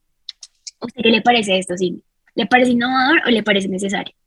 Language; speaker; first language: Spanish; native; Spanish